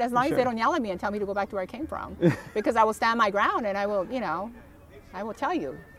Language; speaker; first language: English; early bilingual, other home language; Korean